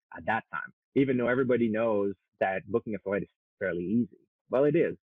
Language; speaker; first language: English; non-native, fluent; French